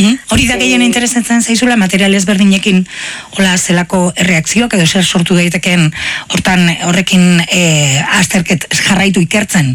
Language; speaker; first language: Basque; native; Basque